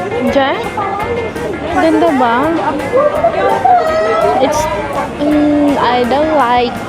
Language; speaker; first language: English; non-native, local second language; Filipino